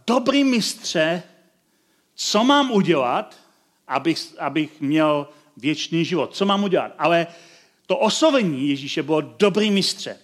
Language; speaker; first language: Czech; native; Czech